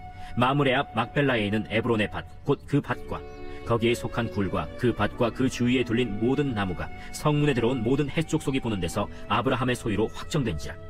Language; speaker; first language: Korean; native; Korean